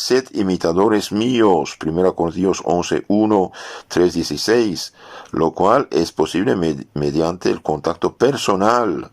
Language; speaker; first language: Spanish; non-native, fluent; French